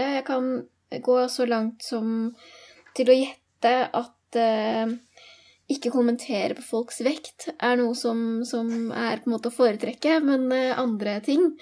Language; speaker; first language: Norwegian; native; Norwegian